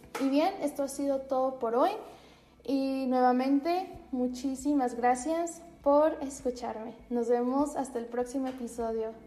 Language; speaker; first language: Spanish; native; Spanish